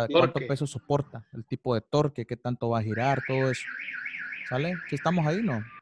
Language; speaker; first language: Spanish; native; Spanish